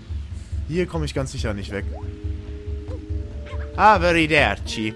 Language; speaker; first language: German; native; German